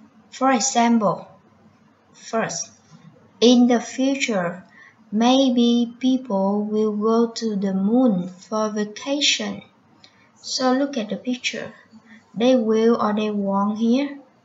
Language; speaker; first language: English; non-native, fluent; Vietnamese